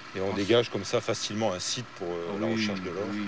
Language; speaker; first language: French; native; French